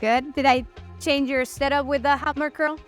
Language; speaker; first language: English; non-native, fluent; Italian